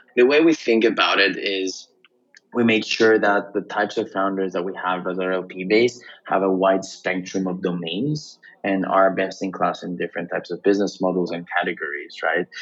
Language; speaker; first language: English; non-native, fluent; Greek